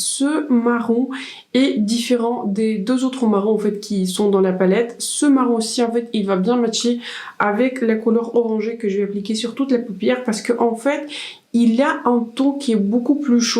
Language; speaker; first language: French; native; French